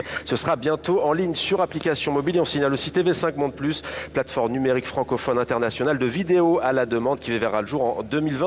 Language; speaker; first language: French; native; French